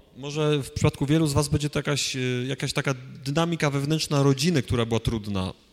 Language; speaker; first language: Polish; native; Polish